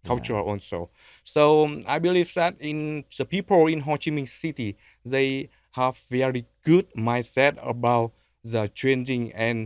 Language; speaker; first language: English; non-native, learner; Vietnamese